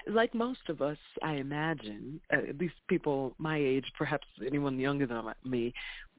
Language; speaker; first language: English; native; English